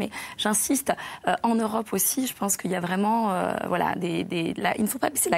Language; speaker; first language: French; native; French